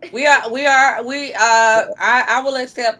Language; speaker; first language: English; native; English